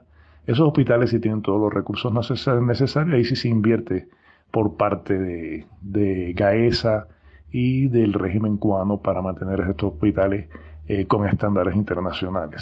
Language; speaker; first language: Spanish; native; Spanish